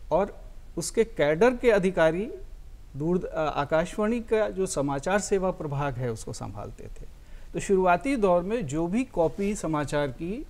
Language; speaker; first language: Hindi; native; Hindi